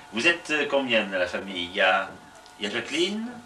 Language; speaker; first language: French; native; French